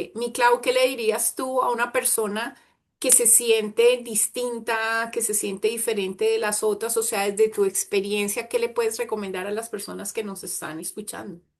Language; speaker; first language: Spanish; native; Spanish